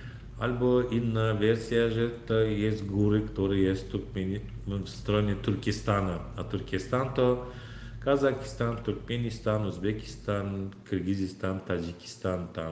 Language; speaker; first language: Polish; non-native, learner; Turkmen